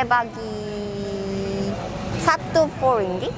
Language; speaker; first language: Indonesian; non-native, learner; Korean